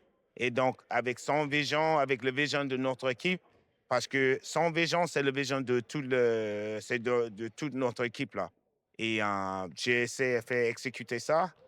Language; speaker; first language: French; non-native, fluent; English